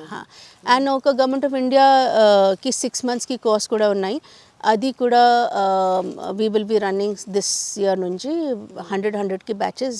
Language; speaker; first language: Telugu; non-native, fluent; Hindi